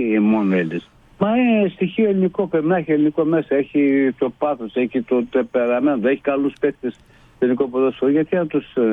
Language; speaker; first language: Greek; non-native, fluent; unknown